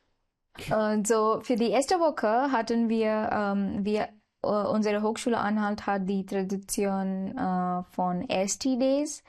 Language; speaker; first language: German; non-native, learner; Marathi